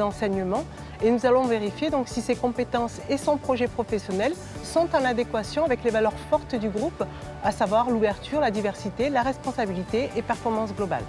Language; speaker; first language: French; native; French